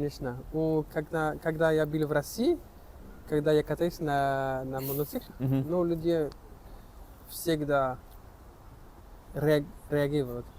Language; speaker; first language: Russian; non-native, learner; French